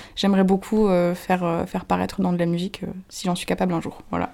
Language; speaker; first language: French; native; French